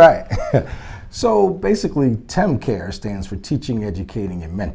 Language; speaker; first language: English; native; English